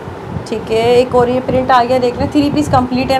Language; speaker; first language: Urdu; native; Urdu